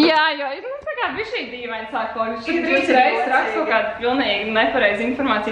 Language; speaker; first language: Latvian; native; Latvian